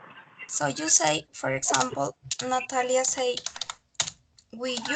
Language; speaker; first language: English; non-native, learner; Spanish